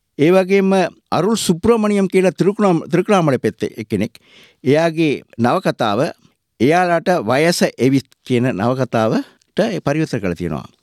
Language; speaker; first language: Sinhala; non-native, local second language; Tamil